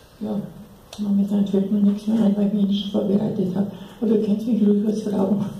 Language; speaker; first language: German; native; German